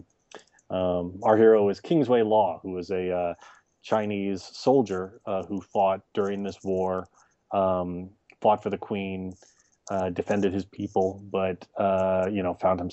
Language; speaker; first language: English; native; English